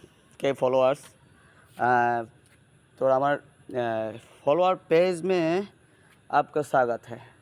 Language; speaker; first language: Hindi; non-native, learner; Bangla